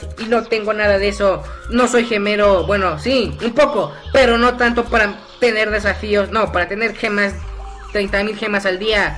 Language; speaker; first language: Spanish; native; Spanish